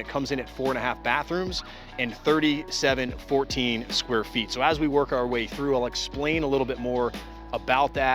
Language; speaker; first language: English; native; English